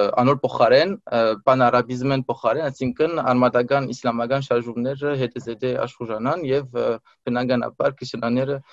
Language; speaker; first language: Armenian; early bilingual, heritage; Armenian